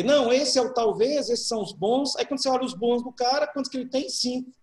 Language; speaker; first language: Portuguese; native; Portuguese